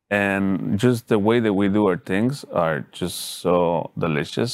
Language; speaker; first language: English; non-native, fluent; Spanish